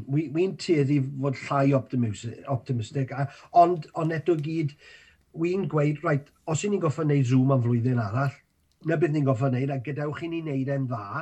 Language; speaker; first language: Welsh; native; Welsh